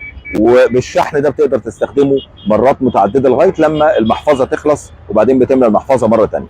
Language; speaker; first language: Arabic; native; Arabic